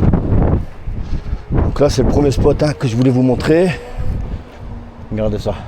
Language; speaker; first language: French; native; French